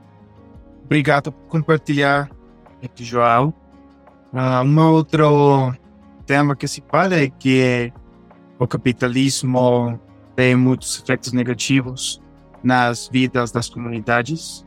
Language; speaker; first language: Portuguese; non-native, fluent; Spanish